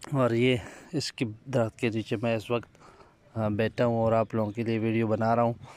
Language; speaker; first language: Urdu; non-native, local second language; Pashto